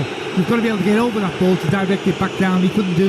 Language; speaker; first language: English; native; English